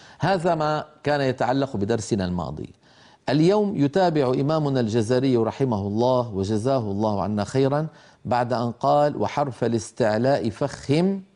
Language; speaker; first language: Arabic; native; Arabic